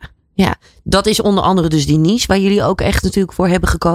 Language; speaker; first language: Dutch; native; Dutch